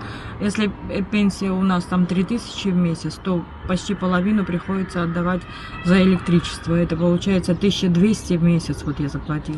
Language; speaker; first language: Russian; native; Russian